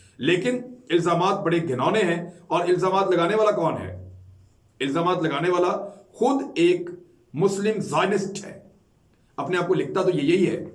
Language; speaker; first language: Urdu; native; Urdu